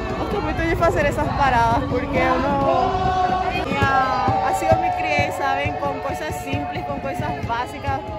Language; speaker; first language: Portuguese; non-native, fluent; Spanish